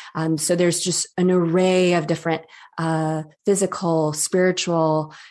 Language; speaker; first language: English; native; English